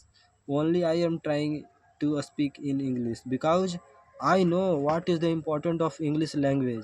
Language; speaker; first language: English; non-native, learner; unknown